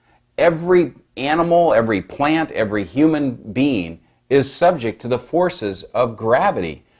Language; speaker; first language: English; native; English